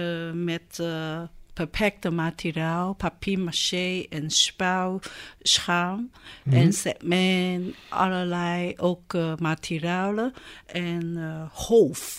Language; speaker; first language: Dutch; non-native, learner; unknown